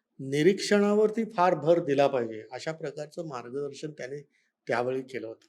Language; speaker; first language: Marathi; non-native, local second language; Konkani